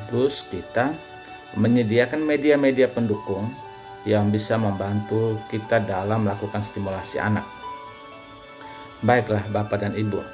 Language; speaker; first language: Indonesian; native; Indonesian